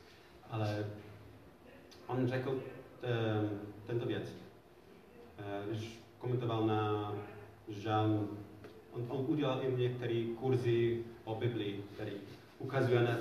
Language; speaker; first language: Czech; non-native, fluent; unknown